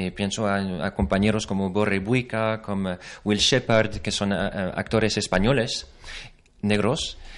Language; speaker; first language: Spanish; non-native, fluent; French